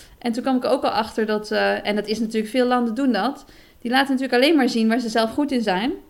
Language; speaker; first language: Dutch; native; Dutch